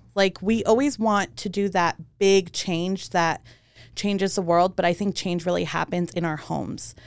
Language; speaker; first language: English; early bilingual, heritage; German